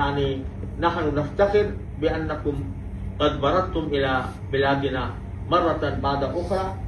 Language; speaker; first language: Arabic; non-native, fluent; Urdu